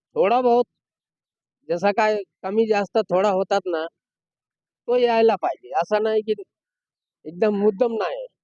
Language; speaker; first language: Marathi; non-native, local second language; Hindi